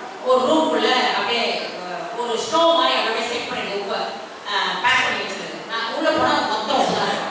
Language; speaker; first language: Tamil; native; Tamil